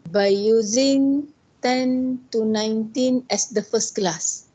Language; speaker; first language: English; non-native, local second language; Malay